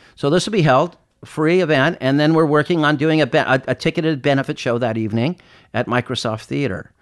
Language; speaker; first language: English; native; English